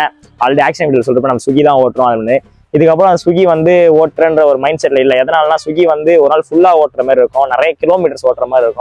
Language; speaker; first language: Tamil; native; Tamil